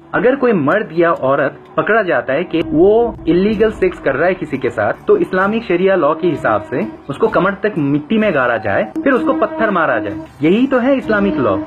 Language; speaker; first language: Hindi; non-native, fluent; Bangla